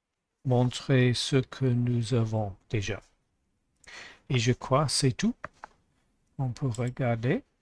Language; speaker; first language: French; non-native, learner; English